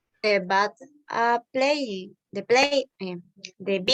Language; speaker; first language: English; non-native, learner; Spanish